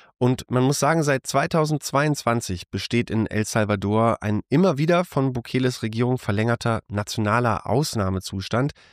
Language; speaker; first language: German; native; German